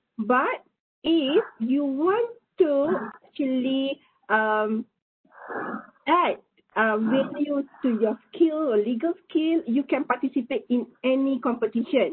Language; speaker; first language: English; non-native, local second language; Malay